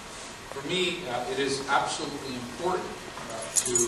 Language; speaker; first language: English; native; English